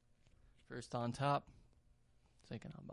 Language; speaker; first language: English; native; English